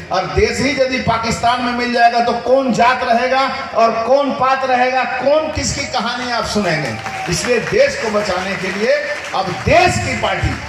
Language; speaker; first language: Hindi; native; Hindi